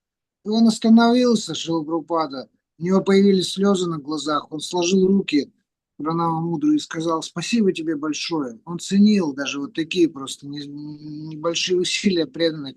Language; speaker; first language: Russian; native; Russian